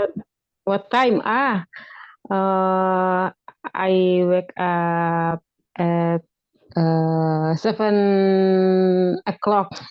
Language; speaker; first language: English; non-native, learner; Indonesian